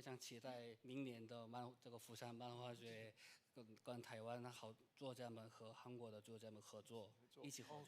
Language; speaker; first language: Chinese; non-native, learner; Korean